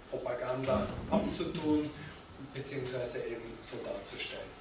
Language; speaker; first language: German; native; German